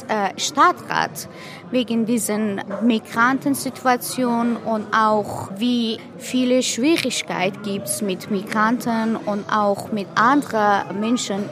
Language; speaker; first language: German; non-native, learner; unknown